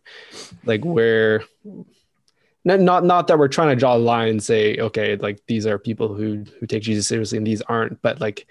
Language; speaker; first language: English; native; English